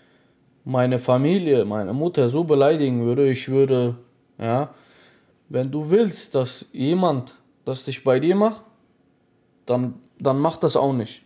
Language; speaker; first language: German; native; German